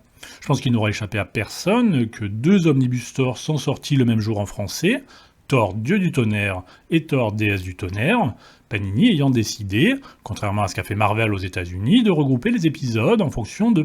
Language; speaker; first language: French; native; French